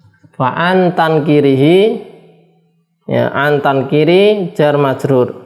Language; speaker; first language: Arabic; non-native, fluent; Indonesian